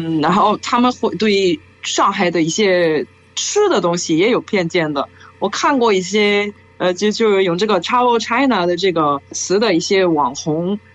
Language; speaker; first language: Chinese; non-native, fluent; French